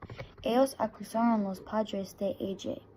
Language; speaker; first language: Spanish; non-native, learner; English